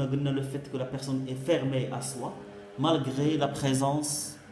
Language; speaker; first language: French; non-native, local second language; Arabic